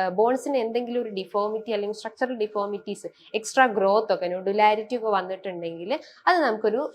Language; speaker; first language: Malayalam; native; Malayalam